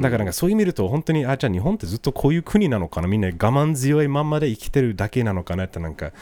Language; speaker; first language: Japanese; non-native, fluent; English